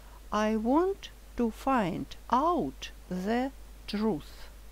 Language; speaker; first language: English; non-native, fluent; Russian